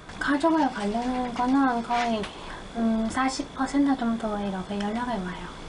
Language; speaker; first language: Korean; non-native, fluent; Vietnamese